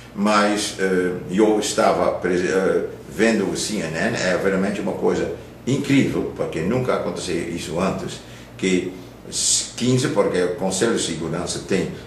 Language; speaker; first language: Portuguese; non-native, fluent; Dutch